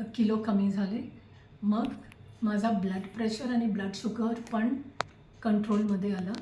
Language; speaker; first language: Marathi; non-native, local second language; Tamil